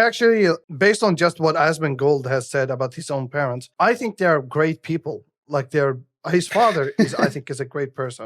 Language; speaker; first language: English; native; English